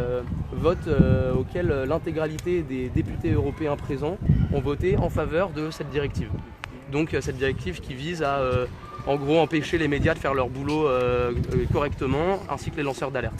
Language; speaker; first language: French; native; French